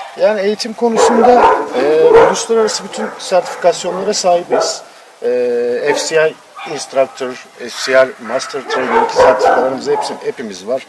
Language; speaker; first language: Turkish; native; Turkish